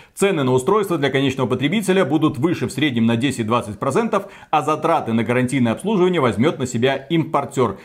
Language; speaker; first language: Russian; native; Russian